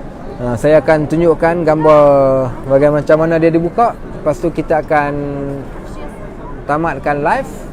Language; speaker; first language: Malay; native; Malay